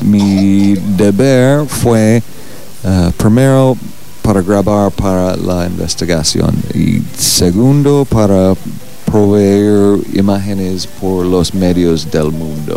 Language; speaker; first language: Spanish; non-native, learner; English